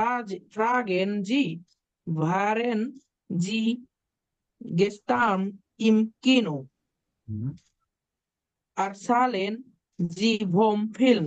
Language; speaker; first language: German; non-native, learner; Bangla